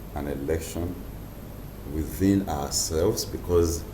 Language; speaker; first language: English; non-native, local second language; Yoruba